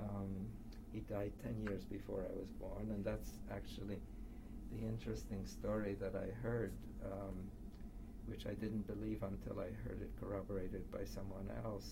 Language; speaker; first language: English; early bilingual, other home language; Polish